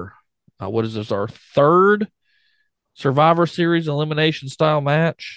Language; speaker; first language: English; native; English